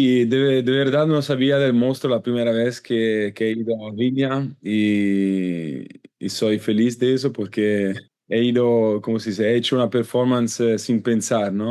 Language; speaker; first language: Spanish; non-native, learner; Italian